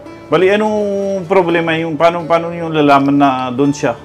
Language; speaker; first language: Filipino; non-native, learner; Punjabi